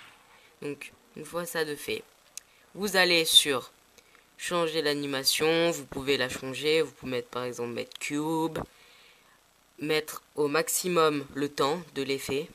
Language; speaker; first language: French; native; French